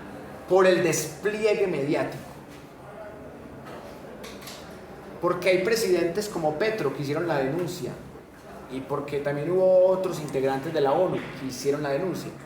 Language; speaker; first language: Spanish; native; Spanish